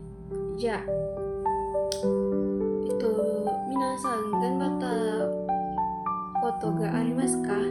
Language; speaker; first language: Japanese; non-native, learner; Indonesian